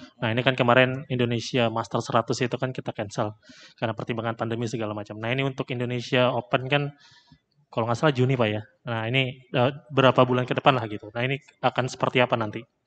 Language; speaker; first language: Indonesian; native; Indonesian